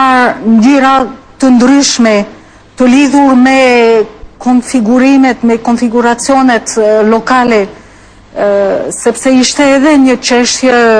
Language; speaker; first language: Albanian; non-native, fluent; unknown